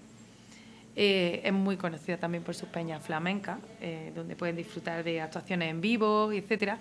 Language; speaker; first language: Spanish; native; Spanish